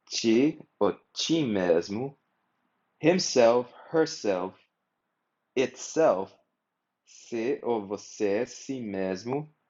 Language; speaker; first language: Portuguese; non-native, fluent; English